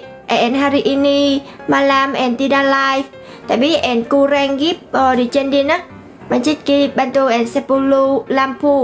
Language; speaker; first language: Indonesian; non-native, learner; Vietnamese